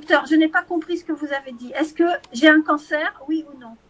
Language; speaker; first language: French; native; French